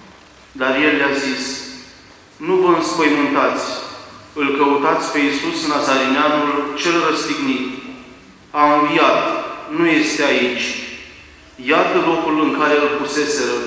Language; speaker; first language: Romanian; native; Romanian